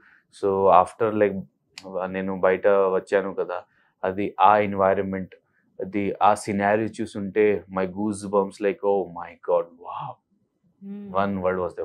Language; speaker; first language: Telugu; non-native, local second language; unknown